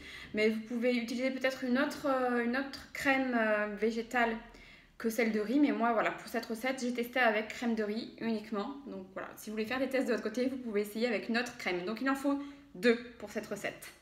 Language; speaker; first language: French; native; French